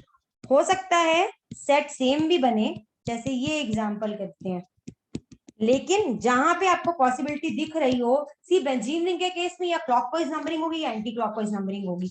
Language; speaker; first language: Hindi; native; Hindi